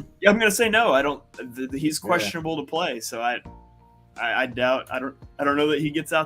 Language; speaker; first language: English; native; English